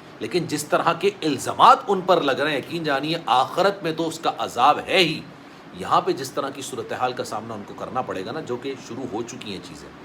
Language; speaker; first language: Urdu; native; Urdu